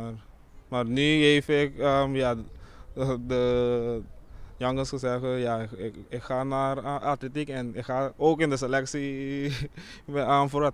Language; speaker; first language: Dutch; non-native, local second language; Papiamento